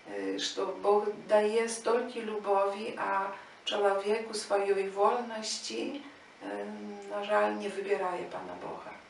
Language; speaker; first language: Polish; non-native, learner; Ukrainian